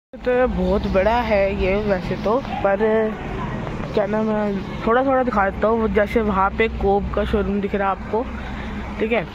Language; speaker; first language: Hindi; native; Hindi